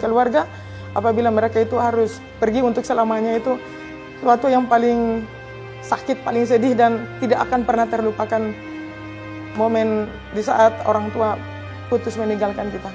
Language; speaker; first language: Indonesian; native; Indonesian